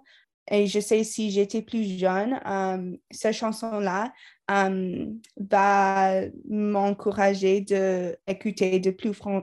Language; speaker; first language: French; non-native, learner; English